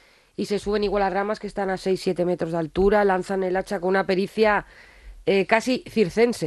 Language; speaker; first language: Spanish; native; Spanish